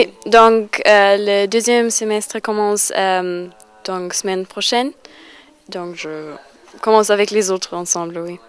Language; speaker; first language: French; non-native, learner; German